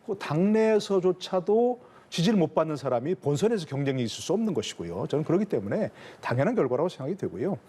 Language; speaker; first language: Korean; native; Korean